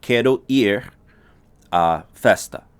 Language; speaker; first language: Portuguese; non-native, fluent; English